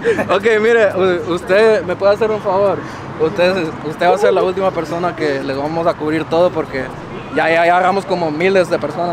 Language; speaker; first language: Spanish; early bilingual, other home language; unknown